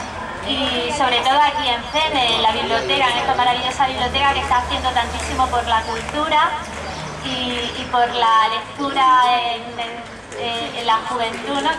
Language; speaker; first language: Spanish; native; Spanish